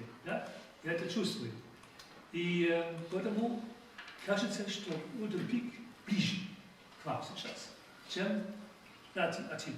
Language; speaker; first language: Russian; non-native, fluent; German